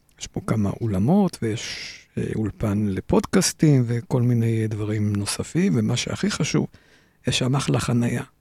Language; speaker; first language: Hebrew; native; Hebrew